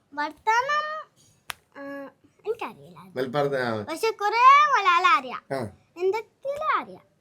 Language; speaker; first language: Malayalam; early bilingual, other home language; Arabic